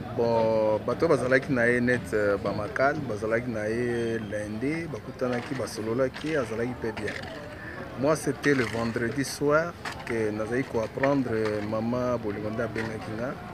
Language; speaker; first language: Lingala; native; Lingala